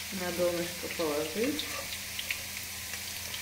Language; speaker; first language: Russian; native; Russian